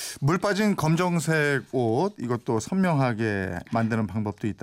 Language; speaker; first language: Korean; native; Korean